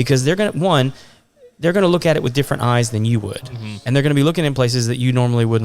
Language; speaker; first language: English; native; English